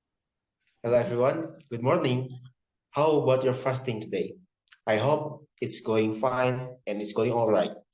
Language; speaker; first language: English; non-native, learner; Indonesian